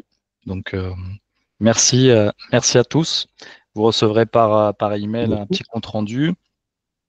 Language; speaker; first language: French; native; French